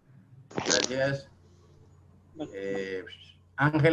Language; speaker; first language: Spanish; native; Spanish